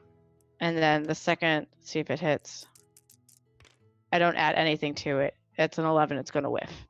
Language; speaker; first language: English; native; English